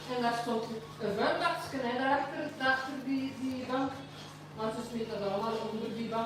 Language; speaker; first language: Dutch; native; Dutch